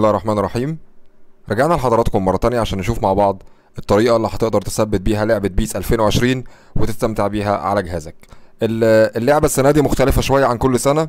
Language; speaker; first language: Arabic; native; Arabic